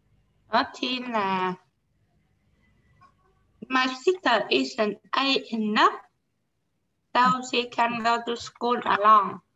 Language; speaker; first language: English; non-native, learner; Vietnamese